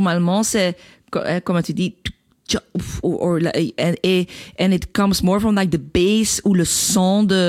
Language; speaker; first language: French; non-native, local second language; Dutch